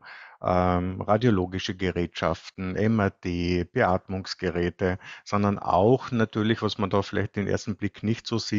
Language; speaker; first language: German; native; German